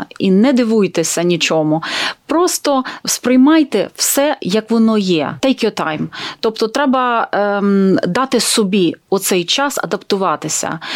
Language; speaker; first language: Ukrainian; native; Ukrainian